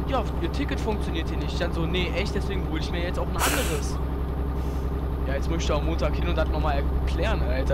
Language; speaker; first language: German; native; German